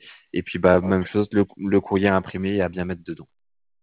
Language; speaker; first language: French; native; French